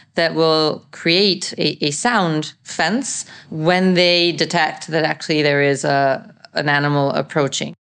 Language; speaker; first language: English; non-native, fluent; Italian